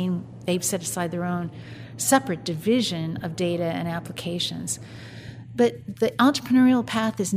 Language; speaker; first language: English; native; English